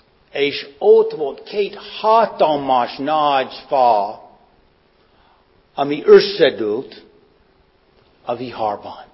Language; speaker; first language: Hungarian; non-native, fluent; English